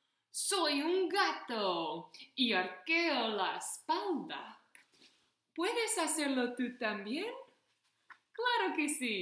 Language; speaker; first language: Spanish; non-native, fluent; English